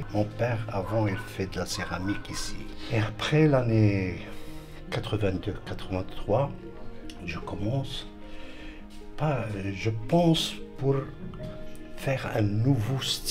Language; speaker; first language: French; non-native, local second language; Arabic